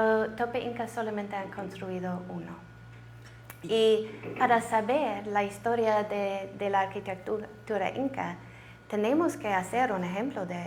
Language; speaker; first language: Spanish; non-native, learner; English